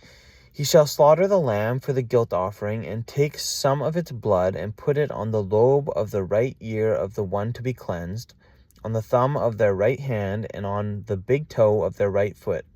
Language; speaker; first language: English; native; English